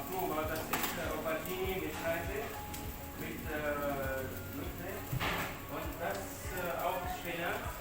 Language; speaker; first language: German; non-native, learner; Arabic